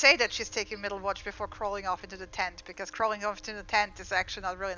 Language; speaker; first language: English; native; English